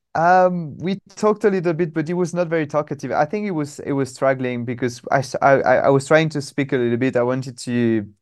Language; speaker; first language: English; non-native, fluent; French